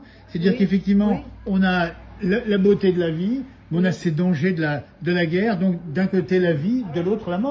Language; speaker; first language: French; native; French